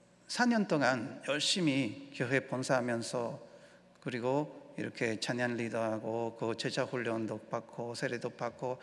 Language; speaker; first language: Korean; non-native, learner; Spanish